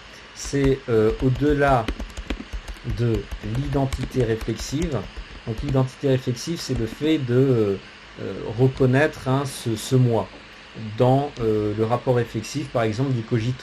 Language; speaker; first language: French; native; French